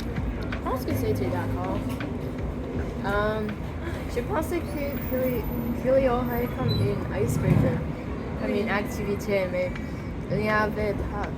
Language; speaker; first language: French; non-native, learner; English